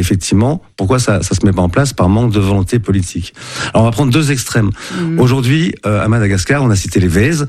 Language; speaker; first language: French; native; French